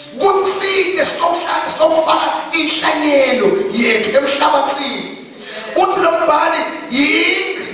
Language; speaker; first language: Zulu; non-native, local second language; Swati